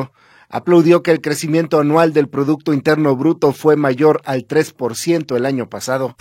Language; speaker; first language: Spanish; native; Spanish